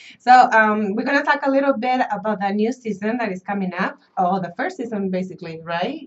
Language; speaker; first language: English; early bilingual, other home language; Spanish